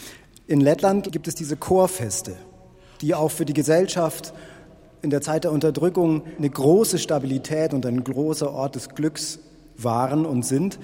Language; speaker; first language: German; native; German